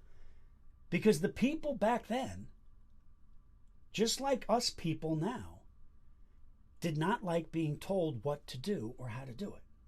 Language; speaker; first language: English; native; English